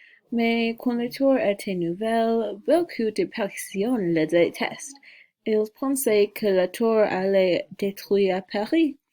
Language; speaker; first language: French; non-native, learner; English